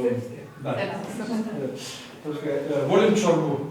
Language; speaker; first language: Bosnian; non-native, fluent; Russian